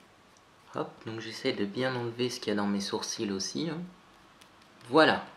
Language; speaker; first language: French; native; French